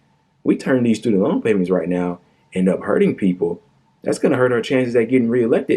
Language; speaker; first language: English; native; English